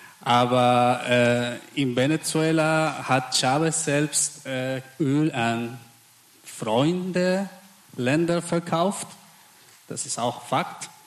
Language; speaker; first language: German; non-native, fluent; Spanish